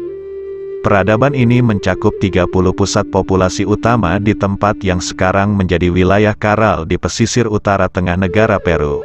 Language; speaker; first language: Indonesian; native; Indonesian